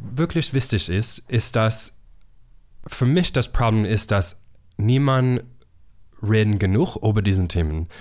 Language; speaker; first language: German; non-native, fluent; English